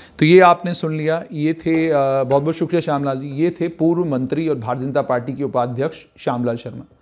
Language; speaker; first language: Hindi; non-native, local second language; Dogri